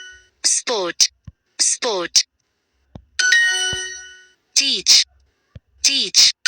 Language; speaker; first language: English; non-native, learner; Hindi